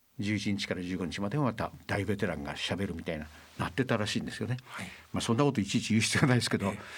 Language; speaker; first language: Japanese; native; Japanese